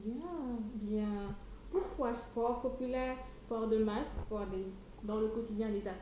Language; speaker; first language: French; non-native, local second language; Wolof